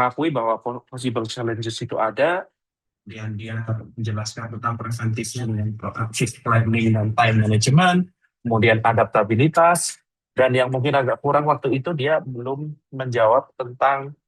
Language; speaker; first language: Indonesian; native; Indonesian